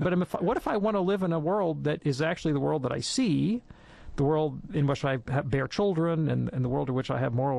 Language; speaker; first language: English; native; English